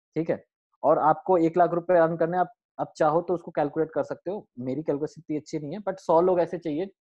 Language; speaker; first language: Hindi; native; Hindi